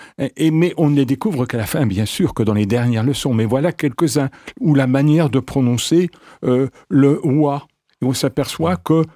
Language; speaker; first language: French; native; French